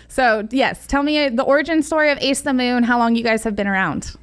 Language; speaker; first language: English; native; English